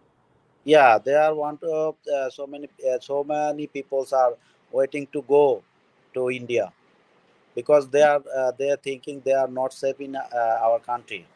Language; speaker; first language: English; non-native, learner; Bangla